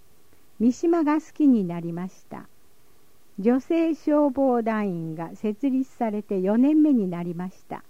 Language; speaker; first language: Japanese; native; Japanese